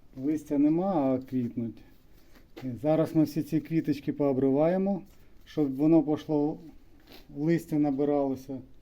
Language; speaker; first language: Ukrainian; native; Ukrainian